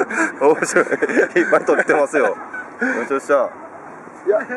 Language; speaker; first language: Japanese; native; Japanese